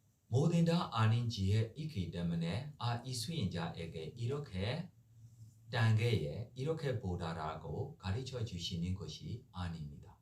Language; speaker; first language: Korean; non-native, learner; Burmese